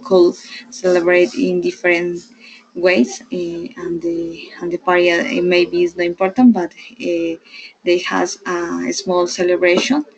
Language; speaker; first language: English; non-native, learner; Spanish